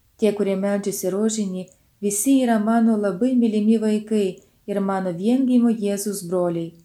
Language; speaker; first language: Lithuanian; non-native, fluent; Ukrainian